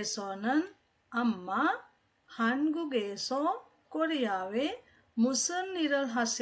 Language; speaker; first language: Korean; non-native, fluent; Sinhala